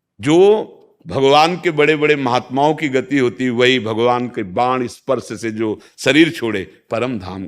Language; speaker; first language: Hindi; native; Hindi